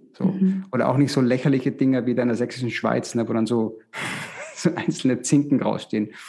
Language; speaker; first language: German; native; German